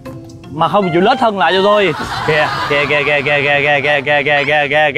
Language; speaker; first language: Vietnamese; native; Vietnamese